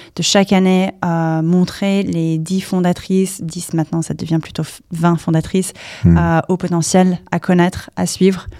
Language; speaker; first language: French; non-native, fluent; English